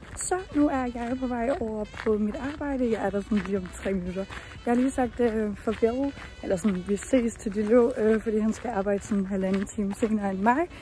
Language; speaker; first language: Danish; native; Danish